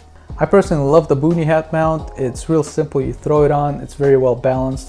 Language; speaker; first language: English; native; English